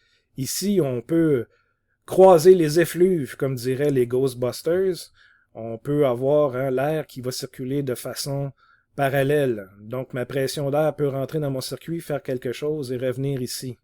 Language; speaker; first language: French; native; French